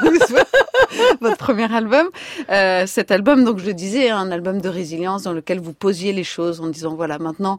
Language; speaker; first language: French; native; French